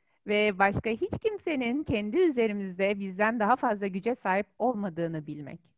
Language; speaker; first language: Turkish; native; Turkish